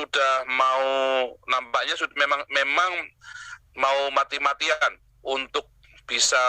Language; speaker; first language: Indonesian; native; Indonesian